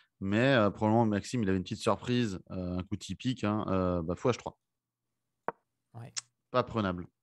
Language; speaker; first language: French; native; French